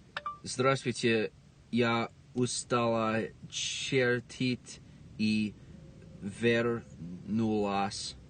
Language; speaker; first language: Russian; non-native, learner; English